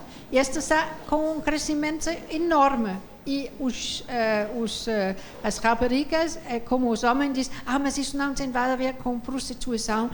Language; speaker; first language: Portuguese; non-native, fluent; Danish